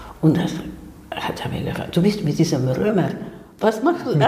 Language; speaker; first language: German; non-native, fluent; Spanish